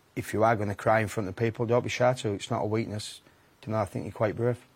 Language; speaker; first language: English; native; English